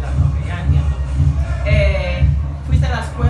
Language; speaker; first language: Spanish; non-native, learner; English